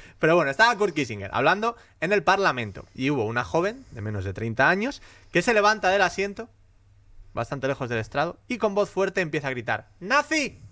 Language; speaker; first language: Spanish; native; Spanish